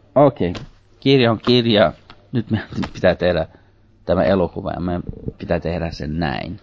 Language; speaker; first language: Finnish; early bilingual, heritage; Finnish